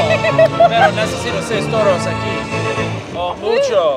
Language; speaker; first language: Spanish; non-native, learner; English